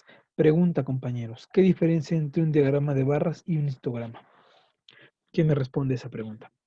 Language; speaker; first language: Spanish; native; Spanish